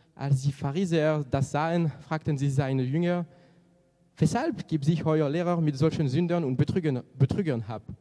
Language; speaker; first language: German; non-native, fluent; French